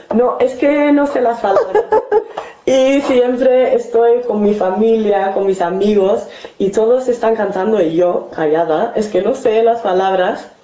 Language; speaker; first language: Spanish; non-native, fluent; English